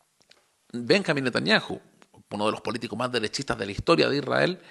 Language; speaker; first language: Spanish; native; Spanish